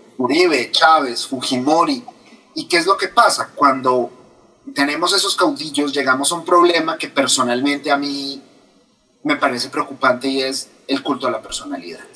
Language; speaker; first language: Spanish; native; Spanish